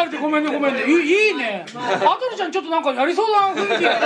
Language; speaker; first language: Japanese; native; Japanese